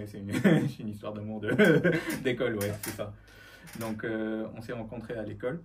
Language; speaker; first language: French; early bilingual, other home language; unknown